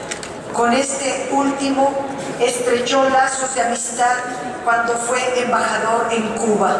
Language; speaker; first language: Spanish; native; Spanish